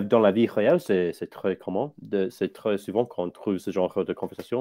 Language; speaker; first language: French; non-native, fluent; English